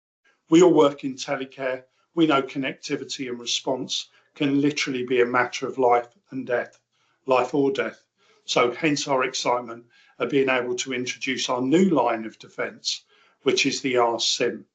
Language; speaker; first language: English; native; English